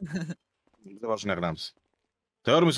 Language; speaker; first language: Turkish; non-native, learner; Uzbek